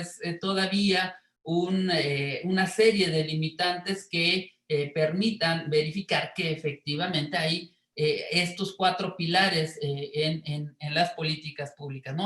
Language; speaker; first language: Spanish; native; Spanish